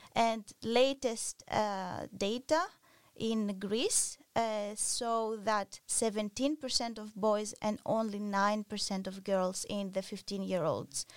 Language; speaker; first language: English; non-native, fluent; Greek